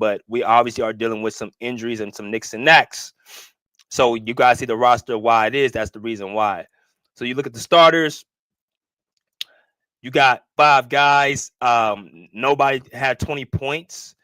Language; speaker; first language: English; native; English